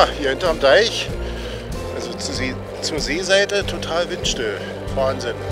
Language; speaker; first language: German; native; German